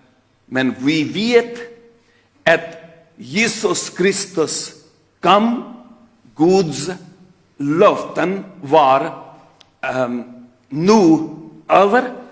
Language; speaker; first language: Swedish; non-native, fluent; Urdu